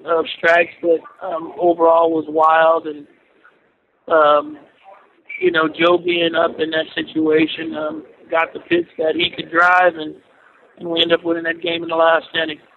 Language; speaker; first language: English; native; English